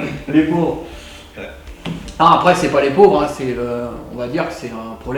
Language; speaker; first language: French; native; French